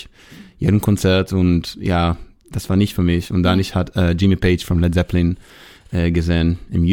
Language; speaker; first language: German; non-native, learner; Hebrew